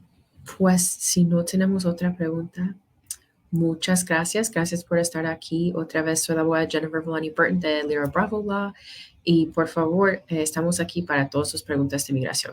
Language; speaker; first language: Spanish; non-native, fluent; English